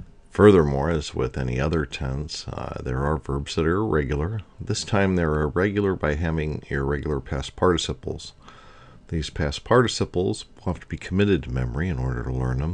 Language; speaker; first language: English; native; English